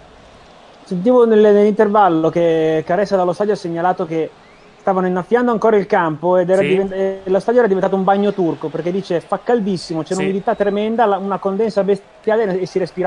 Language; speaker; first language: Italian; native; Italian